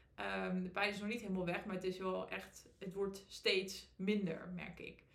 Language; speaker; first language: Dutch; native; Dutch